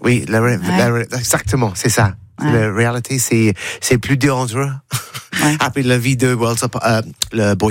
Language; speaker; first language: French; non-native, learner; English